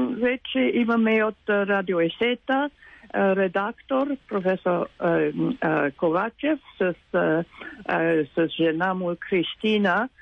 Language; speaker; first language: Bulgarian; non-native, learner; English